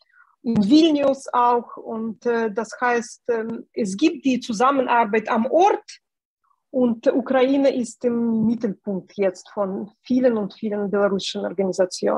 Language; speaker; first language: German; non-native, fluent; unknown